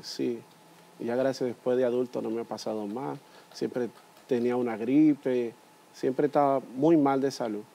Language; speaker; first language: Spanish; native; Spanish